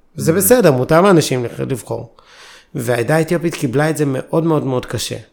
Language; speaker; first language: Hebrew; early bilingual, other home language; Amharic